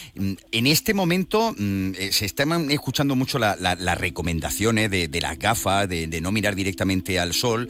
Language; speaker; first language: Spanish; native; Spanish